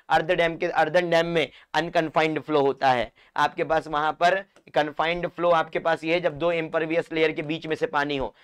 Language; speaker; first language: Hindi; non-native, local second language; Marathi